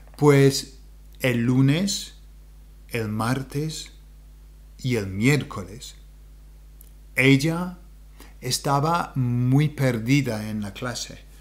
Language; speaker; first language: Spanish; non-native, fluent; English